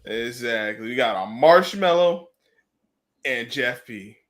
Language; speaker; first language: English; native; English